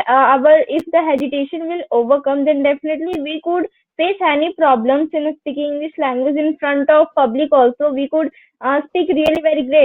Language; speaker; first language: English; non-native, learner; Hindi